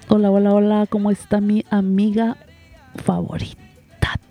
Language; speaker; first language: Spanish; native; Spanish